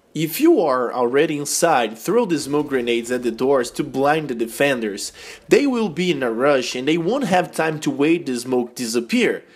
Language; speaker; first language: English; non-native, fluent; Portuguese